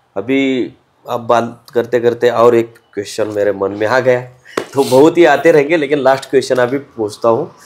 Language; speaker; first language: Hindi; non-native, local second language; Marathi